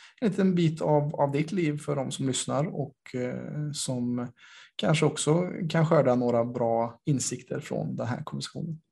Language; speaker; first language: Swedish; native; Swedish